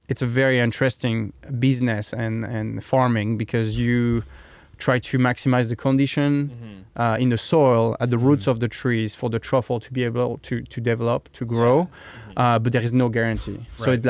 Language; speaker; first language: English; non-native, fluent; French